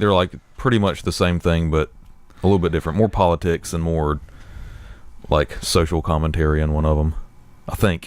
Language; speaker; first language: English; native; English